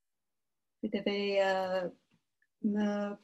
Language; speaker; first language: French; non-native, learner; English